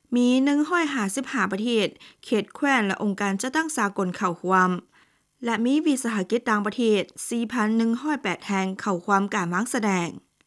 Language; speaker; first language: Thai; non-native, fluent; Chinese